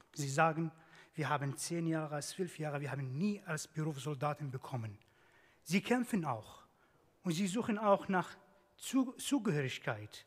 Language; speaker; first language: German; non-native, fluent; Arabic